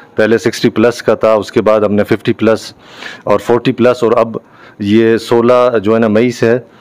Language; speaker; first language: Urdu; non-native, local second language; Baluchi